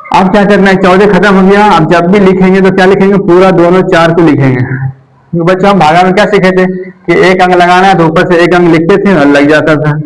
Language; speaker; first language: Hindi; native; Hindi